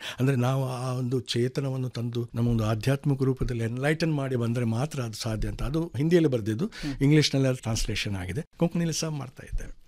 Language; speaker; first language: Kannada; non-native, local second language; Konkani